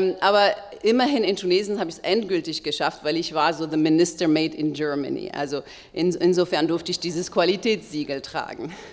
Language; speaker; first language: German; non-native, fluent; Arabic